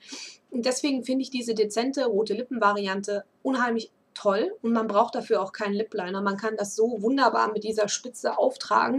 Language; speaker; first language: German; native; German